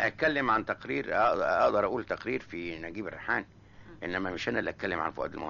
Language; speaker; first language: Arabic; native; Arabic